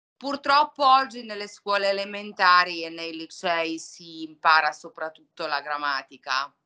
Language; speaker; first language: Italian; non-native, fluent; Serbian